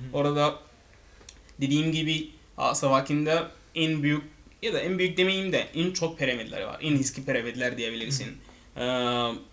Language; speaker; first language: Turkish; non-native, fluent; Arabic